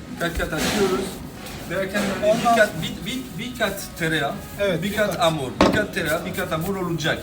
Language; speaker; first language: Turkish; non-native, learner; French